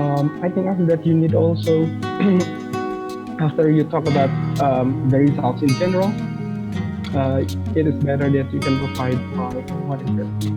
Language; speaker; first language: English; non-native, fluent; Indonesian